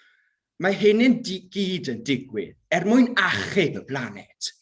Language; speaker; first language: Welsh; native; Welsh